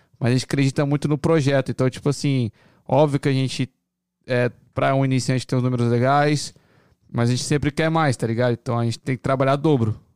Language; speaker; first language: Portuguese; native; Portuguese